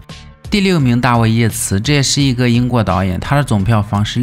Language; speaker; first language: Chinese; native; Chinese